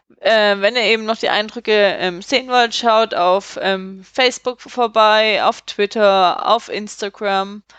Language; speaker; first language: German; native; German